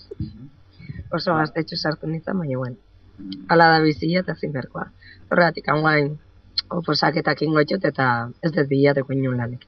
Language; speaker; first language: Basque; non-native, local second language; Spanish